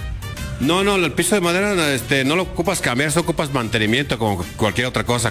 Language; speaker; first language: Spanish; native; Spanish